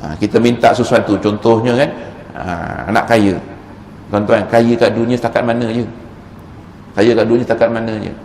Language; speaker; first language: Malay; native; Malay